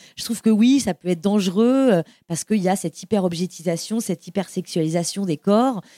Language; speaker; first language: French; native; French